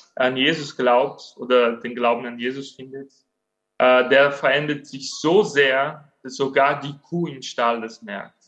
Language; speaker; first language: German; non-native, fluent; Portuguese